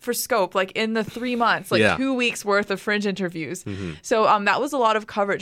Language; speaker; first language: English; native; English